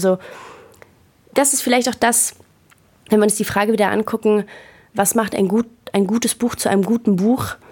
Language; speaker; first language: German; native; German